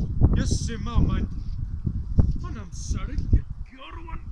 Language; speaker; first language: Welsh; non-native, learner; English